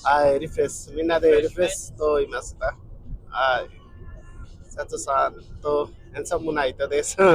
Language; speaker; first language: Japanese; non-native, learner; Nepali